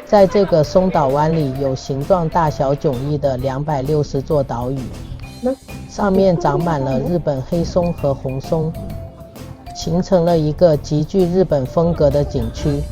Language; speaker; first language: Chinese; native; Chinese